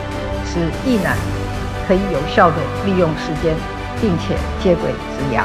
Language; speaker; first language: Chinese; native; Chinese